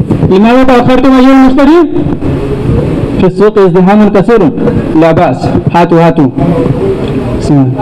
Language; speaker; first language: Arabic; non-native, learner; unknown